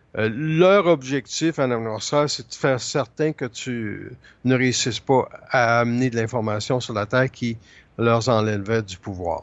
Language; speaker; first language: French; native; French